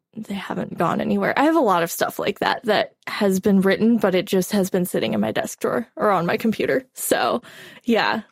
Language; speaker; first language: English; native; English